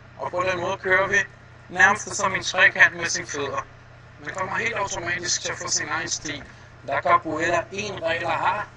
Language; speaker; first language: Danish; non-native, fluent; Portuguese